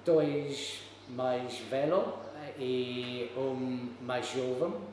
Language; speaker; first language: Portuguese; non-native, learner; English